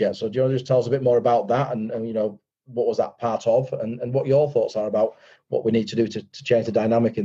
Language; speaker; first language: English; native; English